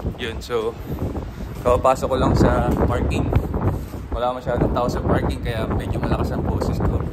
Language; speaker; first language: Filipino; native; Filipino